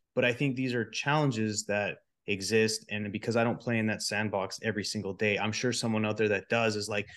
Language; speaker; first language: English; native; English